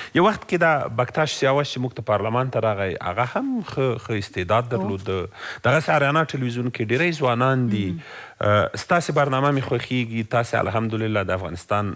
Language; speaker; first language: Pashto; native; Pashto